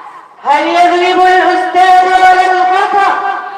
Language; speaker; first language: Arabic; non-native, learner; Urdu